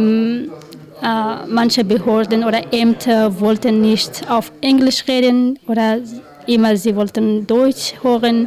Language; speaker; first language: German; non-native, learner; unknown